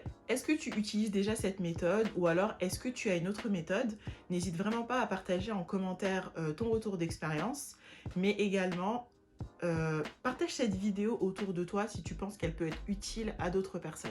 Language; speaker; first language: French; native; French